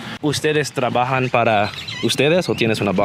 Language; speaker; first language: Spanish; non-native, learner; English